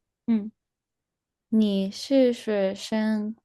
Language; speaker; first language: Chinese; non-native, learner; Spanish